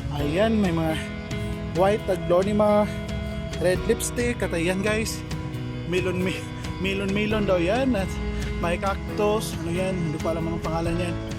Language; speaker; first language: Filipino; non-native, local second language; Cebuano